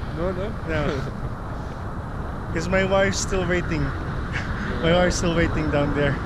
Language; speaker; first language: English; non-native, learner; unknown